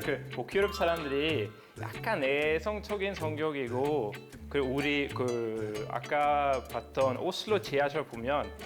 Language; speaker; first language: Korean; non-native, fluent; Norwegian